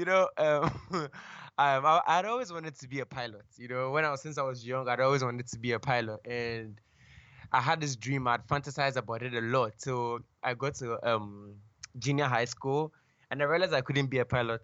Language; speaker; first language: English; non-native, local second language; Akan